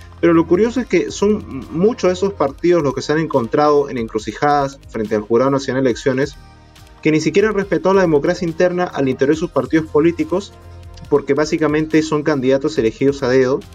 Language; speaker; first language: Spanish; native; Spanish